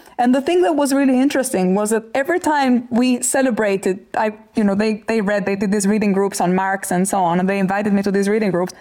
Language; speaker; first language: English; non-native, fluent; Albanian